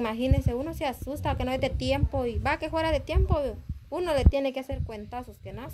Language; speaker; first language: Spanish; native; Spanish